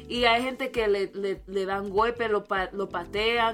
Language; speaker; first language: Spanish; early bilingual, other home language; English